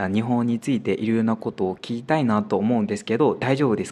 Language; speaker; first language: Japanese; non-native, fluent; Burmese